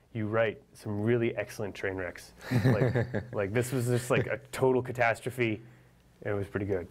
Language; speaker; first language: English; native; English